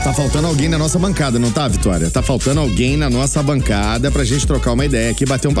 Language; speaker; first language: Portuguese; native; Portuguese